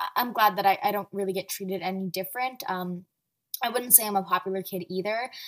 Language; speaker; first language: English; early bilingual, other home language; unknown